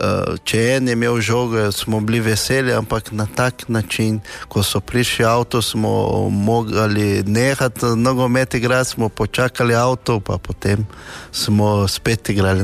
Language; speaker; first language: Slovenian; non-native, fluent; Portuguese